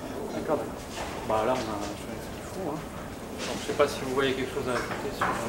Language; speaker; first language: French; native; French